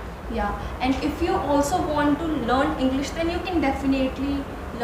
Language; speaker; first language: English; non-native, learner; Hindi